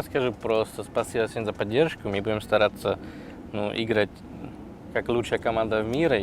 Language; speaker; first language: Russian; non-native, fluent; Slovak